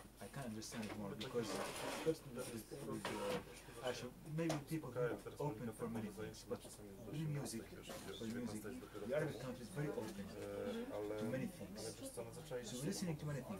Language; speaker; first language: English; non-native, learner; Arabic